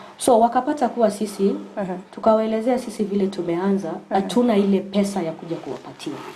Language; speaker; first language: Swahili; non-native, local second language; Gusii